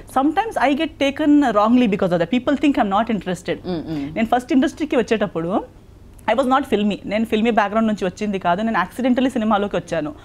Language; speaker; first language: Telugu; non-native, local second language; Konkani